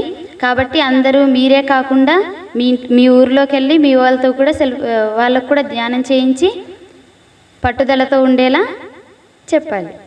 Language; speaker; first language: Telugu; native; Telugu